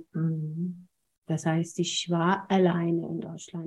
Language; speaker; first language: German; non-native, fluent; Amharic